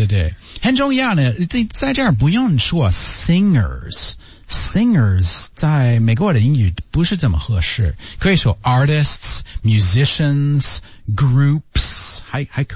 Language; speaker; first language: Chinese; non-native, learner; English